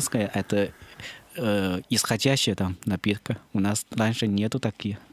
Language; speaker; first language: Russian; non-native, learner; Chinese